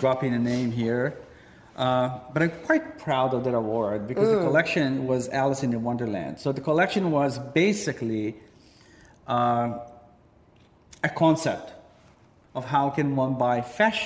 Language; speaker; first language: English; non-native, fluent; Portuguese